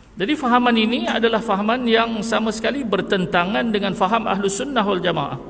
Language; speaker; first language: Malay; native; Malay